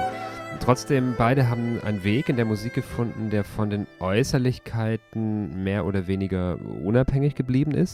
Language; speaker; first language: German; native; German